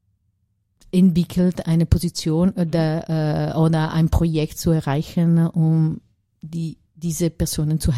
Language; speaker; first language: German; non-native, learner; Italian